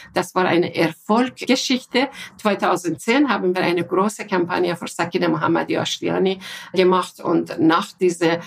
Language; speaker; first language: German; non-native, fluent; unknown